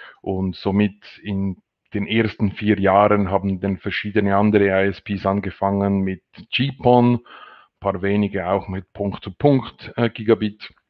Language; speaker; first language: German; non-native, local second language; French